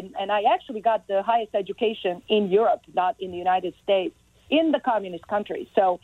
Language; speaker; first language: English; non-native, fluent; Serbian